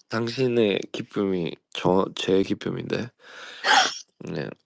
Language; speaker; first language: Korean; early bilingual, heritage; Korean